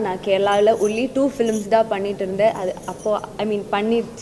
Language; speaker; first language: Tamil; non-native, learner; Malayalam